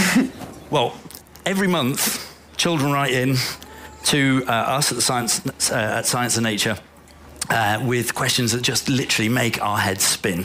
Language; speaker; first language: English; native; English